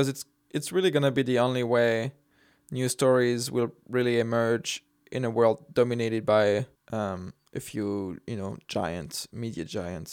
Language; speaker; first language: English; non-native, fluent; French